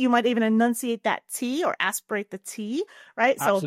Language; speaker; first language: English; native; English